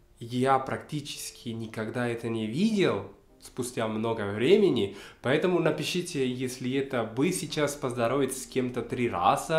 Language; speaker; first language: Russian; non-native, fluent; Spanish